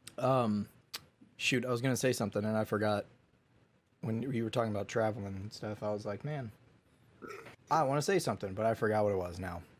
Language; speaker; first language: English; native; English